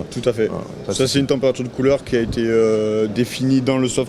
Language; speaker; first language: French; native; French